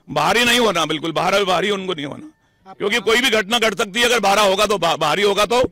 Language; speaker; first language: Hindi; native; Hindi